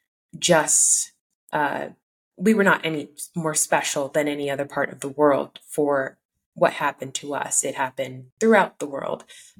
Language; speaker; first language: English; early bilingual, other home language; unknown